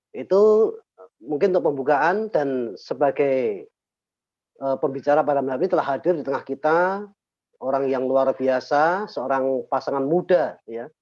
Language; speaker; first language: Indonesian; native; Indonesian